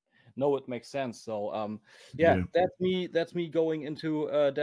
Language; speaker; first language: English; non-native, fluent; German